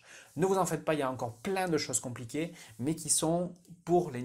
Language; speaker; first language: French; native; French